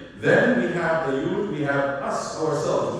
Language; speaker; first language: English; non-native, fluent; Arabic